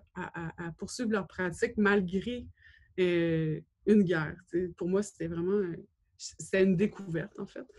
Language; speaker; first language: French; native; French